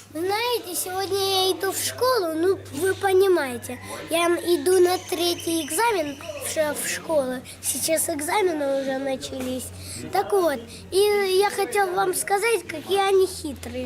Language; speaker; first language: Russian; early bilingual, heritage; Russian